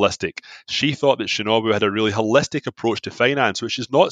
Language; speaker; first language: English; native; English